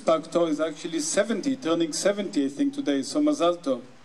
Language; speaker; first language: English; non-native, fluent; Hebrew